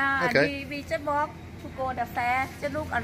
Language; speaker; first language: English; non-native, learner; Thai